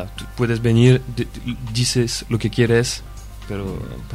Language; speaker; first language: Spanish; non-native, fluent; French